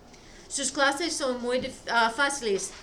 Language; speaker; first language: Spanish; non-native, fluent; English